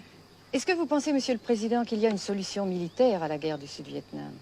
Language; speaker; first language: French; native; French